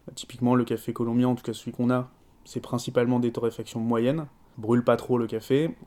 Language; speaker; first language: French; native; French